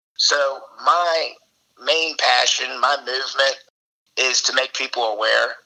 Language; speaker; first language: English; native; English